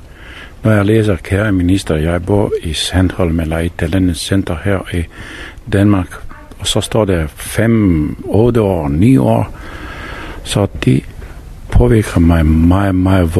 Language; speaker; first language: Danish; non-native, fluent; Bosnian